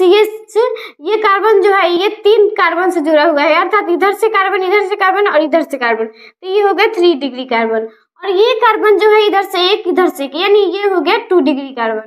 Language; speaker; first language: Hindi; native; Hindi